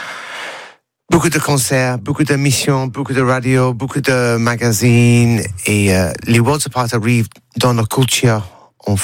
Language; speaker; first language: French; non-native, learner; English